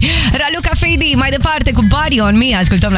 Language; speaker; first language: Romanian; native; Romanian